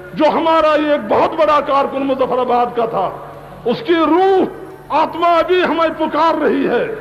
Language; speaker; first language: Urdu; non-native, local second language; Kashmiri